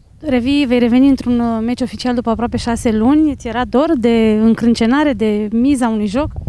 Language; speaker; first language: Romanian; native; Romanian